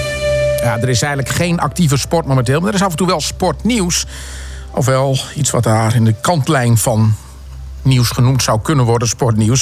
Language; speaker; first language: Dutch; native; Dutch